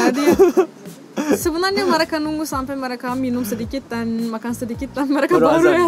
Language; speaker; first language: Indonesian; non-native, fluent; Turkish